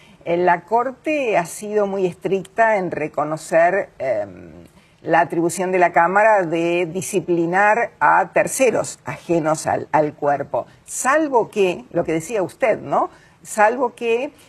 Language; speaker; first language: Spanish; native; Spanish